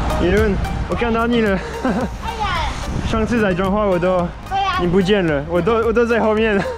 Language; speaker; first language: Chinese; non-native, fluent; French